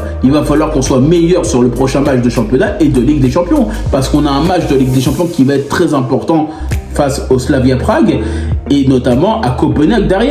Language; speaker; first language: French; native; French